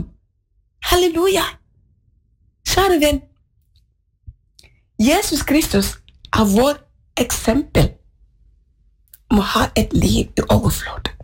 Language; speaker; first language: Norwegian; non-native, fluent; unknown